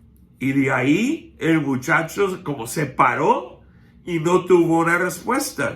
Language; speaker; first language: Spanish; non-native, fluent; English